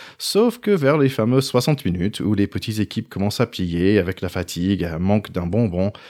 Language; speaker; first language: French; non-native, fluent; English